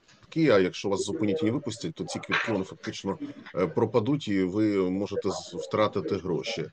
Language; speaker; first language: Ukrainian; native; Ukrainian